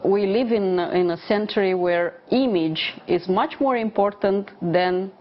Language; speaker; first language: English; non-native, fluent; Romanian